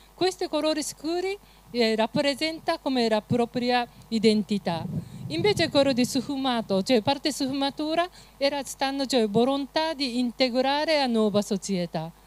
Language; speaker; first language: Italian; non-native, fluent; Japanese